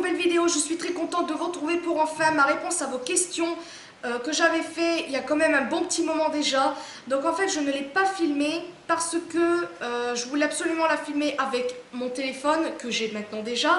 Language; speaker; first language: French; native; French